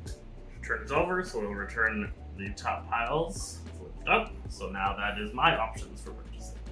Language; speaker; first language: English; native; English